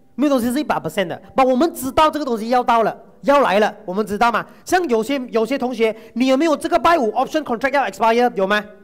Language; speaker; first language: Chinese; non-native, local second language; Tamil